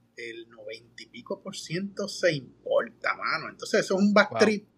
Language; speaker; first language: Spanish; native; Spanish